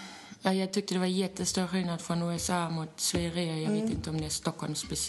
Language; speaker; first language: Swedish; non-native, fluent; German